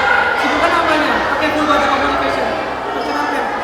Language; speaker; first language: Indonesian; native; Indonesian